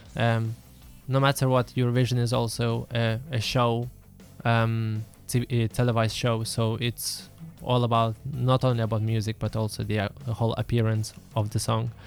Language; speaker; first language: English; early bilingual, other home language; Lithuanian